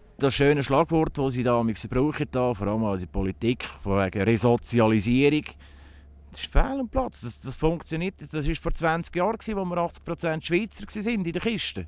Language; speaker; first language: German; native; German